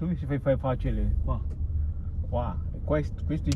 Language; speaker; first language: Italian; non-native, learner; Filipino